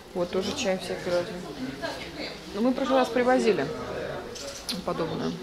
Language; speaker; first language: Russian; native; Russian